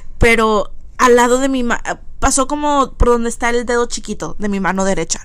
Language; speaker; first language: Spanish; early bilingual, heritage; Spanish